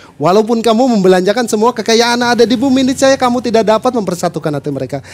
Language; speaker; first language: Indonesian; non-native, local second language; Sundanese